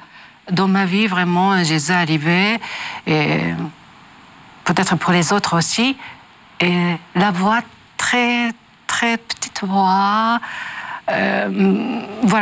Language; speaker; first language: French; non-native, learner; Japanese